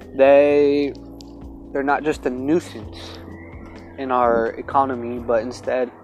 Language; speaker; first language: English; early bilingual, other home language; Spanish